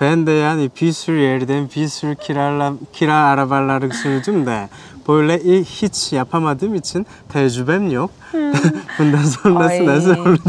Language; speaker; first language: Turkish; non-native, learner; Korean